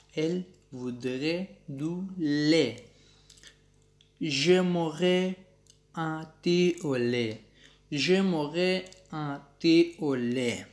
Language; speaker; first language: French; non-native, learner; Pashto